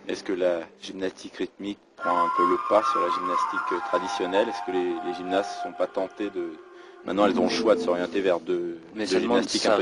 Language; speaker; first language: French; native; French